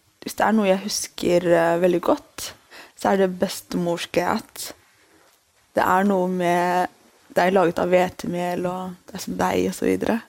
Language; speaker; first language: Norwegian; early bilingual, other home language; Tigrinya